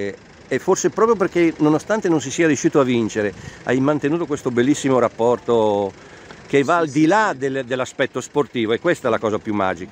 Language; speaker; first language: Italian; native; Italian